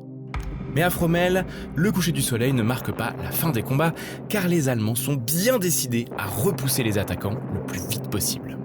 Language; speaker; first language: French; native; French